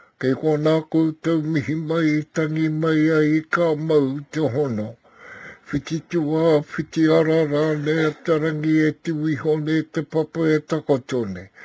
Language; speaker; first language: Māori; non-native, local second language; English